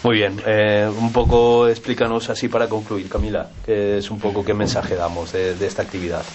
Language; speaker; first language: Spanish; native; Spanish